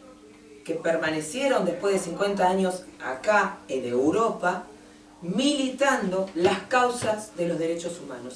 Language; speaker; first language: Spanish; native; Spanish